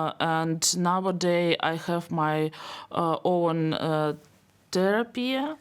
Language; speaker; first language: English; non-native, learner; Belarusian